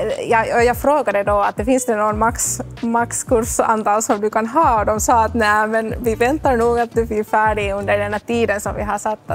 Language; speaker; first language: Swedish; non-native, local second language; Finnish